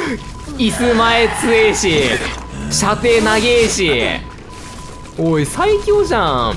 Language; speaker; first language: Japanese; native; Japanese